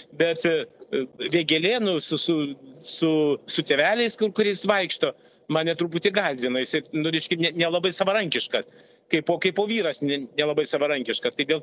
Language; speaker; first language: Lithuanian; non-native, local second language; Russian